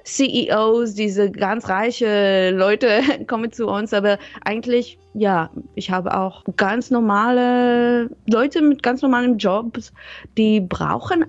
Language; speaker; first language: German; non-native, fluent; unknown